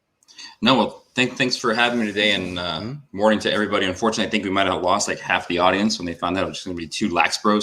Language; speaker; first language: English; native; English